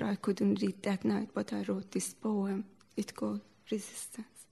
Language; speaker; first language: English; non-native, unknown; Persian